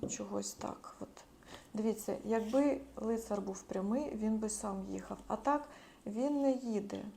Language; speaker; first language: Ukrainian; non-native, local second language; Russian